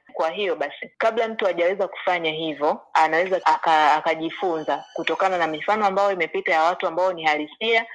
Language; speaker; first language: Swahili; native; Swahili